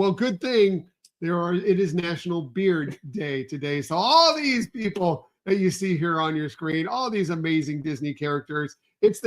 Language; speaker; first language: English; native; English